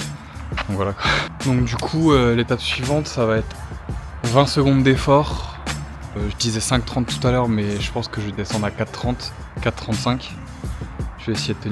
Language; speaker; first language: French; native; French